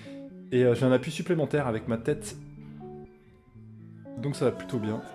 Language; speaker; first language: French; native; French